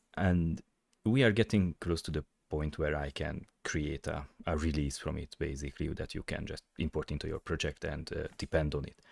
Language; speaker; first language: English; non-native, fluent; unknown